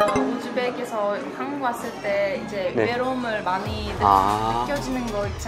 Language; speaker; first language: Korean; non-native, fluent; Uzbek